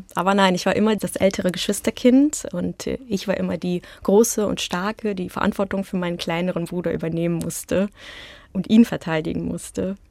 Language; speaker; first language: German; early bilingual, other home language; Russian